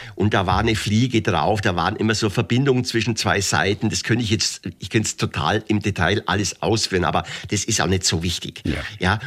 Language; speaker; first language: German; native; German